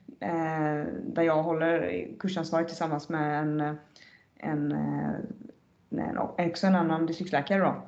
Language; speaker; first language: Swedish; native; Swedish